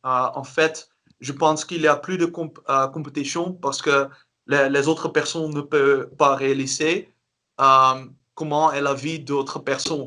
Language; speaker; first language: French; non-native, learner; Dutch